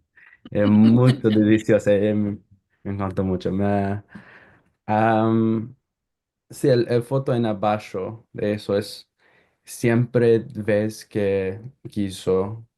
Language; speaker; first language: Spanish; non-native, learner; English